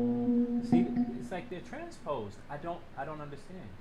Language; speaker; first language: English; native; English